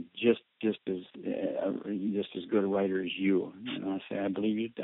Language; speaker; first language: English; early bilingual, other home language; Spanish